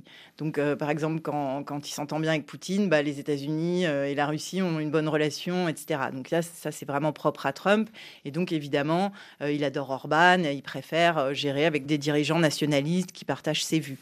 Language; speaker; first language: French; native; French